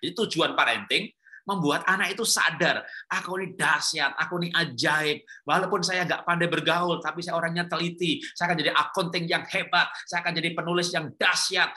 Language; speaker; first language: Indonesian; native; Indonesian